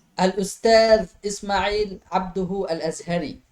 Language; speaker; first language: Arabic; non-native, fluent; Bangla